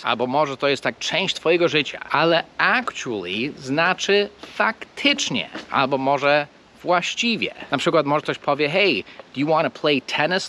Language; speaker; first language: Polish; non-native, fluent; English